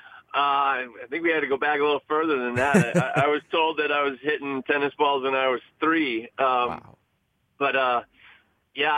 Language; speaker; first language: English; native; English